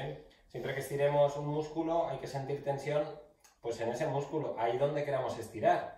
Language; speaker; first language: Spanish; native; Spanish